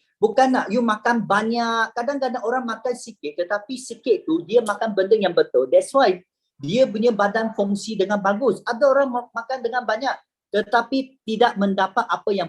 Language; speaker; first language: Malay; native; Malay